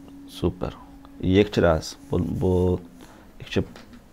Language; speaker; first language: Polish; non-native, learner; Spanish